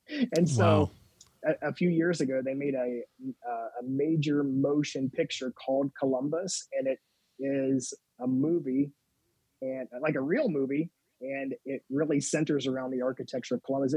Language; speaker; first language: English; native; English